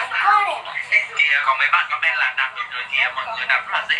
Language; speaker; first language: Vietnamese; native; Vietnamese